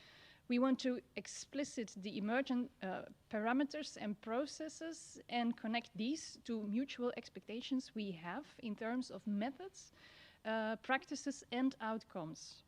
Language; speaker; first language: English; non-native, fluent; Dutch